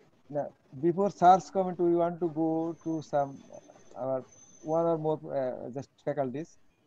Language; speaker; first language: English; non-native, local second language; Bangla